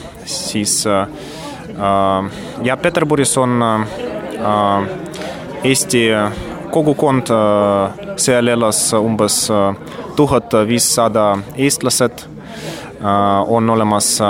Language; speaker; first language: Estonian; non-native, learner; Russian